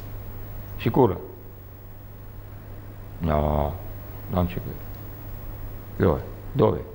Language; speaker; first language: Italian; non-native, learner; Russian